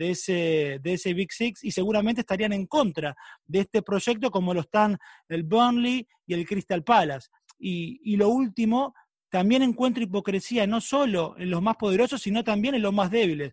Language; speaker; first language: Spanish; native; Spanish